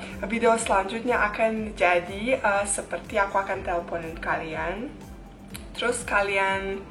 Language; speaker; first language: Indonesian; non-native, fluent; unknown